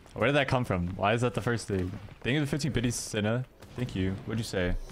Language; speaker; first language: English; native; English